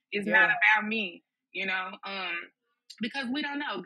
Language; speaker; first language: English; native; English